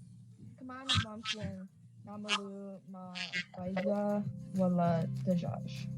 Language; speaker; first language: Arabic; non-native, learner; English